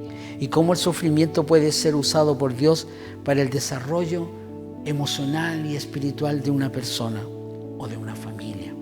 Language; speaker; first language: Spanish; native; Spanish